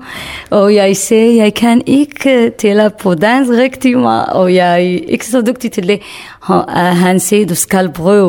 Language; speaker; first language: Danish; non-native, learner; Kurdish